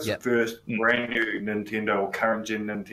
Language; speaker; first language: English; native; English